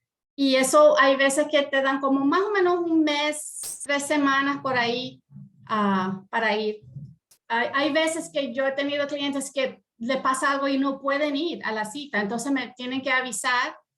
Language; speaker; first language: Spanish; early bilingual, heritage; Spanish